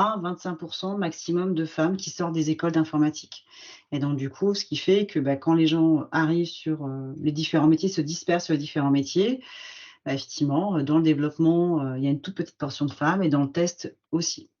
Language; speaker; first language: French; native; French